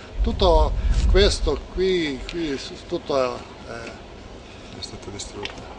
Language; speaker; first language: Italian; non-native, learner; Serbian